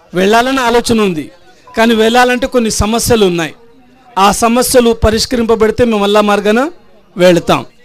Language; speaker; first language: Telugu; non-native, local second language; Urdu